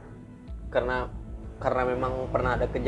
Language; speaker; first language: Indonesian; native; Indonesian